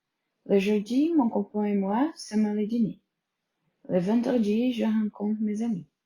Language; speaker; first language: French; non-native, learner; Portuguese